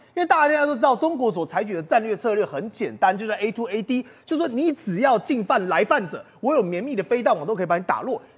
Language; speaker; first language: Chinese; native; Chinese